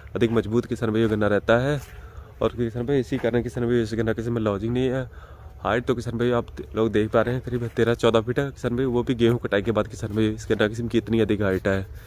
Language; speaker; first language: Hindi; non-native, local second language; Punjabi